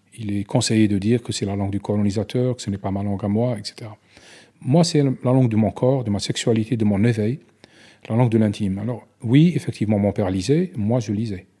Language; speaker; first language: French; non-native, local second language; Arabic